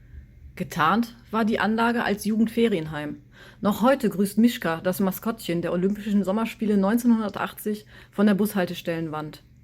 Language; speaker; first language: German; native; German